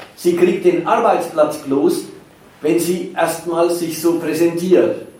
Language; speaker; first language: German; native; German